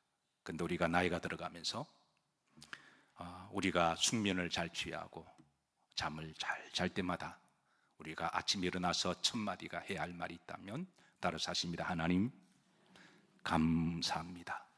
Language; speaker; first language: Korean; native; Korean